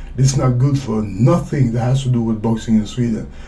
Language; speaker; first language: English; non-native, fluent; Swedish